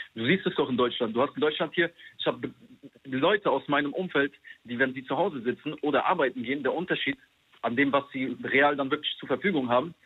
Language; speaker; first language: German; non-native, fluent; Polish